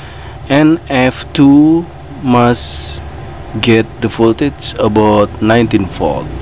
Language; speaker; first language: English; non-native, learner; Indonesian